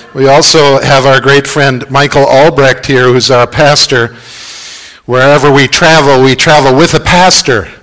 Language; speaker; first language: English; native; English